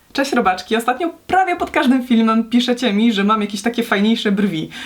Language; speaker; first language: Polish; native; Polish